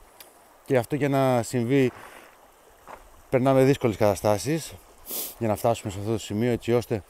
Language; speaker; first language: Greek; native; Greek